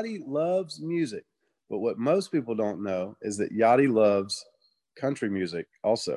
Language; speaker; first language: English; native; English